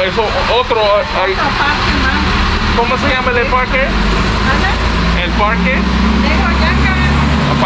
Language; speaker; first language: Spanish; non-native, learner; English